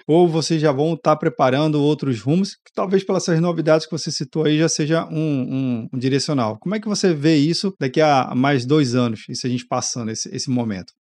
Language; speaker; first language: Portuguese; native; Portuguese